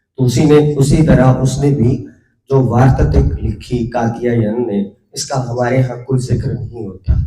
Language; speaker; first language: Urdu; non-native, local second language; Punjabi